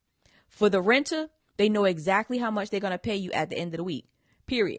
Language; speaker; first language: English; native; English